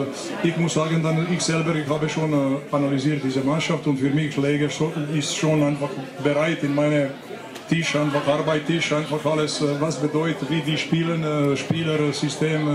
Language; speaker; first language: German; non-native, fluent; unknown